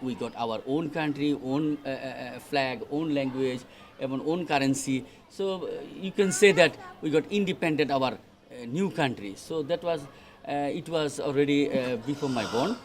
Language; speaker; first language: English; non-native, local second language; Bangla